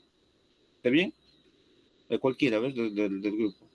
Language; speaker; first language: Spanish; native; Spanish